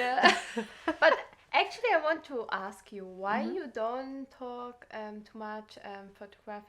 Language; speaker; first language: English; non-native, learner; German